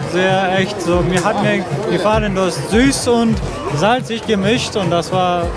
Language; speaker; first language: German; non-native, learner; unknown